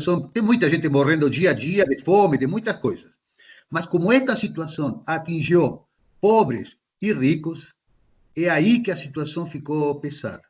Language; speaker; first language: Portuguese; non-native, fluent; Spanish